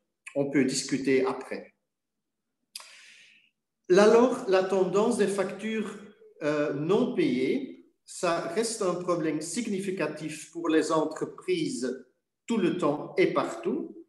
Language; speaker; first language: French; non-native, fluent; Dutch